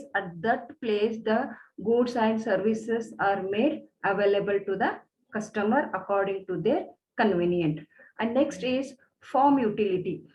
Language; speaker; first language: English; non-native, local second language; Kannada